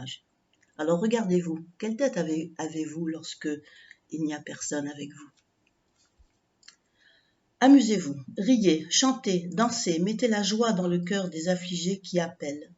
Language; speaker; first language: French; native; French